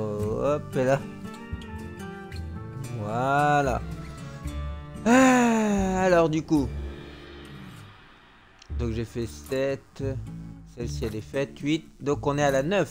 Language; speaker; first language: French; native; French